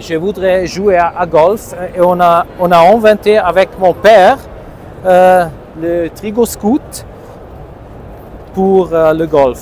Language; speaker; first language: French; non-native, learner; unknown